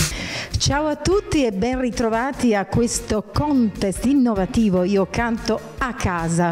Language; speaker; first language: Italian; native; Italian